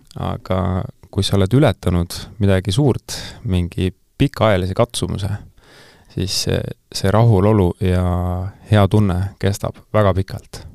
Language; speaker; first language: Estonian; native; Estonian